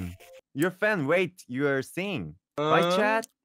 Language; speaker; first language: English; non-native, learner; Korean